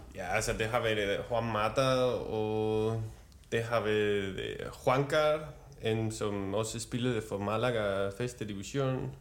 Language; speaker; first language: Danish; non-native, fluent; Spanish